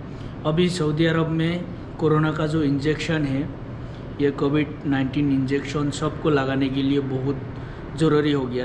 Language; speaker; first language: Hindi; non-native, local second language; Bangla